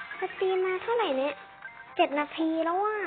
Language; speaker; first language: Thai; native; Thai